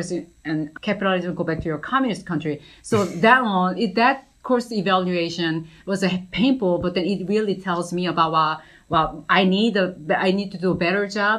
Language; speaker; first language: English; non-native, fluent; Korean